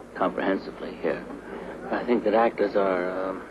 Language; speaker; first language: English; native; English